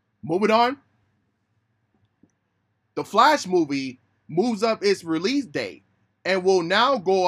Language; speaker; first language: English; native; English